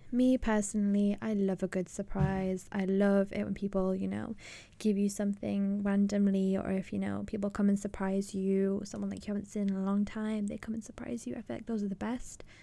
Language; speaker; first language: English; early bilingual, other home language; Punjabi